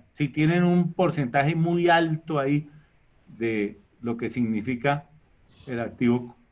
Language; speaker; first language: Spanish; native; Spanish